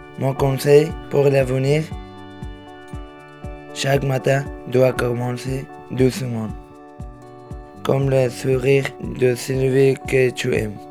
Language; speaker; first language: French; non-native, learner; Persian